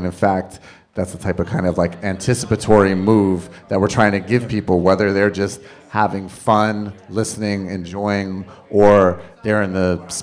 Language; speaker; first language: English; native; English